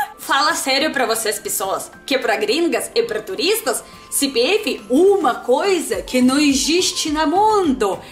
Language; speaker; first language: Portuguese; non-native, learner; Russian